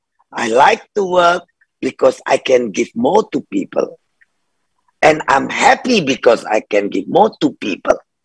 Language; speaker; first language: English; non-native, fluent; Indonesian